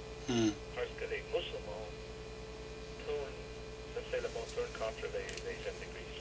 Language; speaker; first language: French; non-native, fluent; English